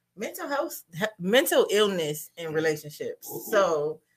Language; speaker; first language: English; native; English